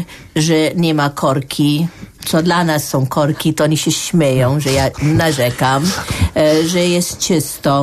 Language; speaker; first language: Polish; non-native, fluent; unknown